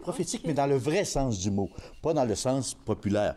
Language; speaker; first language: French; native; French